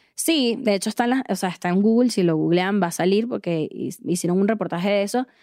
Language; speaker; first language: Spanish; native; Spanish